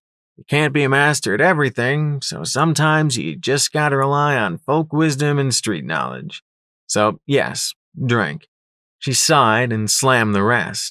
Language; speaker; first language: English; native; English